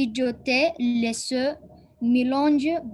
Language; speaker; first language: French; non-native, learner; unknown